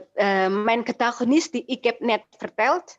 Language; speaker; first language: Dutch; non-native, learner; Indonesian